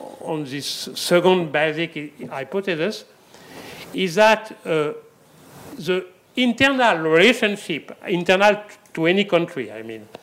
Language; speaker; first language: English; non-native, fluent; French